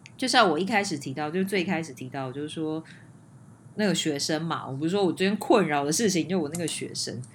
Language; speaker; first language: Chinese; native; Chinese